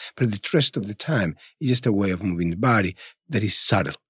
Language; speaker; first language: English; non-native, fluent; Spanish